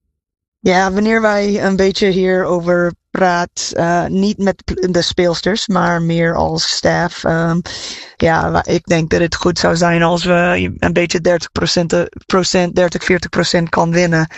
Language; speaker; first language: Dutch; non-native, fluent; English